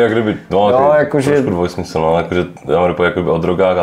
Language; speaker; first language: Czech; native; Czech